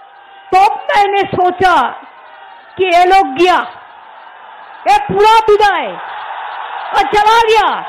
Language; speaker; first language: Hindi; non-native, local second language; Bangla